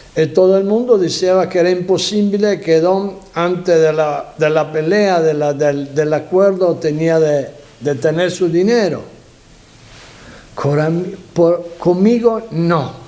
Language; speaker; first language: Spanish; non-native, learner; Italian